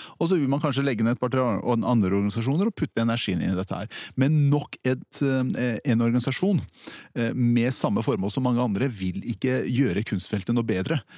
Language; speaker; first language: Norwegian; early bilingual, other home language; Persian